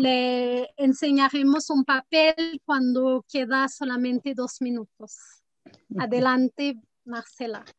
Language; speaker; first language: Spanish; non-native, fluent; French